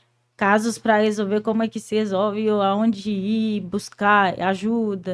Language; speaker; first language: Portuguese; non-native, fluent; Haitian Creole